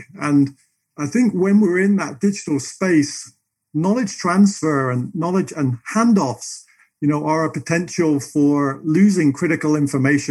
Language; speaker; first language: English; native; English